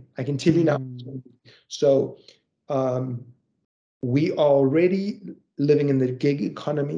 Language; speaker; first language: English; native; English